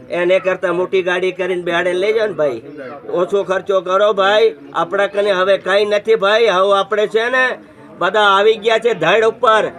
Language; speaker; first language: Gujarati; non-native, local second language; Bhili